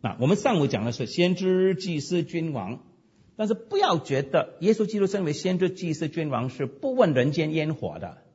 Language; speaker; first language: Chinese; non-native, local second language; Cantonese